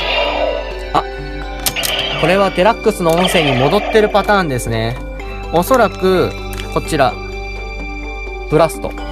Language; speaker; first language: Japanese; native; Japanese